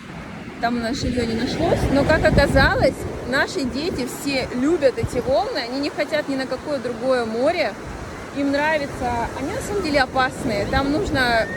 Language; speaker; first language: Russian; native; Russian